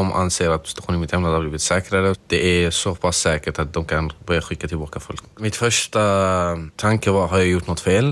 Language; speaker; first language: Swedish; non-native, fluent; Arabic